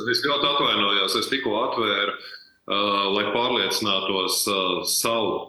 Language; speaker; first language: Latvian; native; Latvian